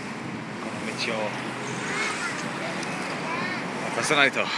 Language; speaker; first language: Japanese; non-native, learner; English